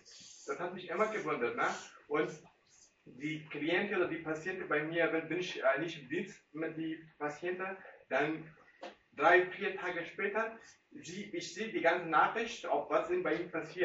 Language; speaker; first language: German; non-native, learner; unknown